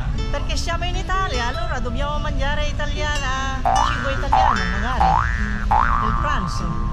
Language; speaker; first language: Italian; non-native, learner; Filipino